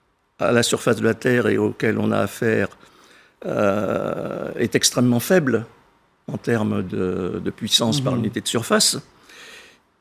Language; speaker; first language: French; native; French